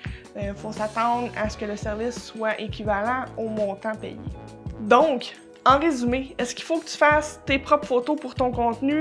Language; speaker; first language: French; native; French